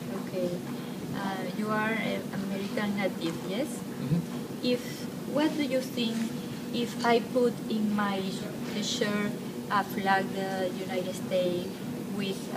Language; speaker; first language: English; non-native, learner; Spanish